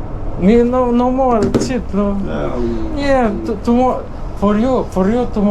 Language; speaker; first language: English; non-native, learner; Lithuanian